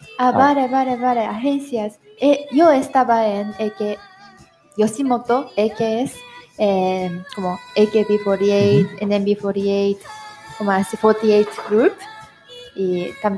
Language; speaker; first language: Spanish; non-native, learner; Japanese